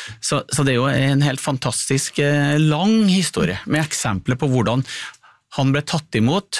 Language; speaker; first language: Norwegian; native; Norwegian